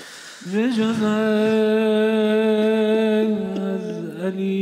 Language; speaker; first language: Persian; native; Persian